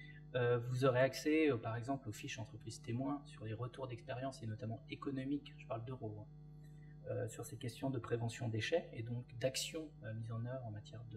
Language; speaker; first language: French; native; French